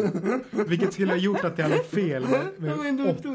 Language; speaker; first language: Swedish; native; Swedish